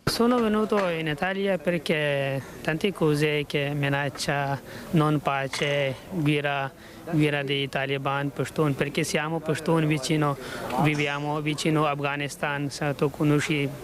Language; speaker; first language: Italian; non-native, learner; Pashto